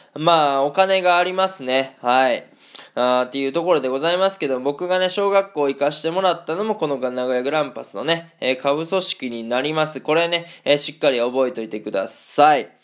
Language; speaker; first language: Japanese; native; Japanese